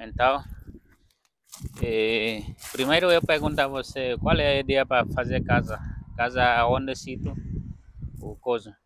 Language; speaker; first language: Portuguese; non-native, learner; Vietnamese